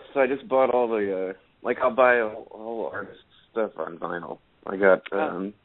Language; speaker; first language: English; native; English